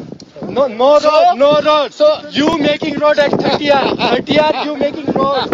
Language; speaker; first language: English; non-native, learner; Hindi